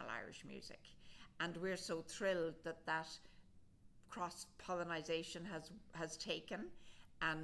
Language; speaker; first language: English; native; English